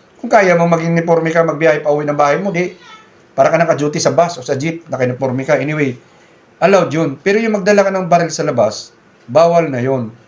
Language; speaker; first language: Filipino; non-native, local second language; Cebuano